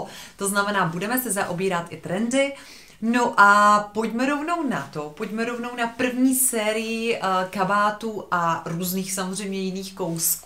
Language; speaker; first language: Czech; native; Czech